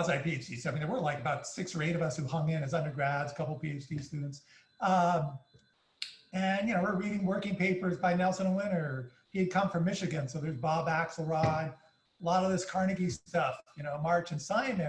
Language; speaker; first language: English; native; English